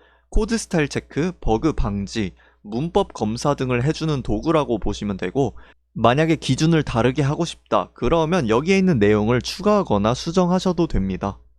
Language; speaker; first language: Korean; native; Korean